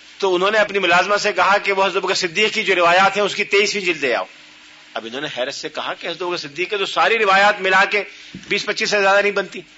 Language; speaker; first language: Urdu; native; Urdu